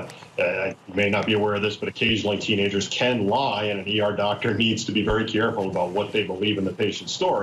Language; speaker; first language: English; native; English